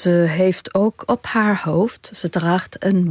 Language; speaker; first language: Dutch; non-native, fluent; Arabic